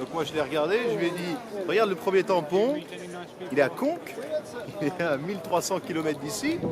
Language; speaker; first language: French; native; French